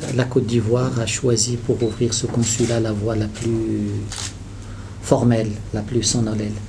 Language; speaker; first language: French; non-native, local second language; Arabic